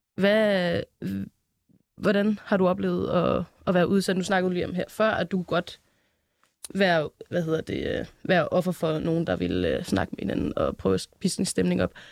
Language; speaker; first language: Danish; native; Danish